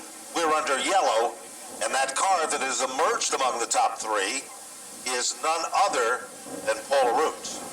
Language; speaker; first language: English; native; English